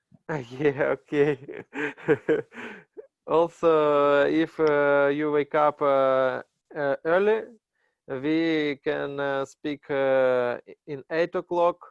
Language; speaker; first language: English; non-native, learner; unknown